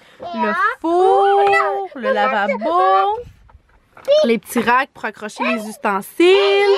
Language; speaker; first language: French; native; French